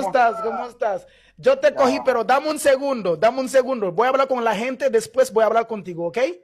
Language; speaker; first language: Spanish; non-native, fluent; Haitian Creole